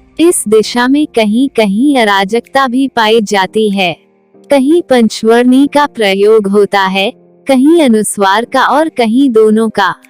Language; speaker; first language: Hindi; non-native, local second language; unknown